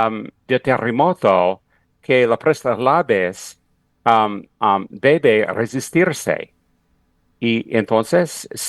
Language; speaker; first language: Spanish; non-native, fluent; English